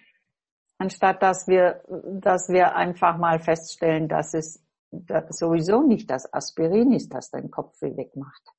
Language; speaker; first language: German; non-native, fluent; English